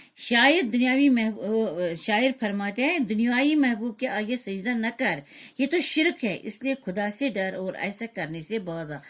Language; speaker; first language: Urdu; non-native, local second language; Kashmiri